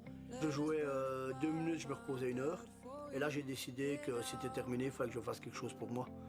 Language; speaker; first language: French; native; French